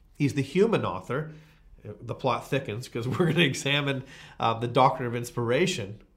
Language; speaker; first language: English; native; English